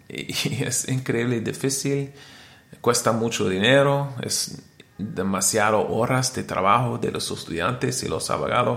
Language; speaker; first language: Spanish; non-native, learner; English